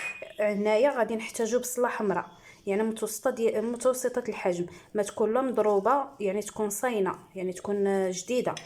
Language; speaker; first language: Arabic; native; Arabic